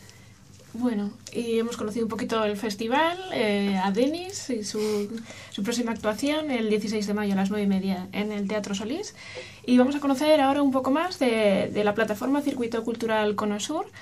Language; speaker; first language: Spanish; native; Spanish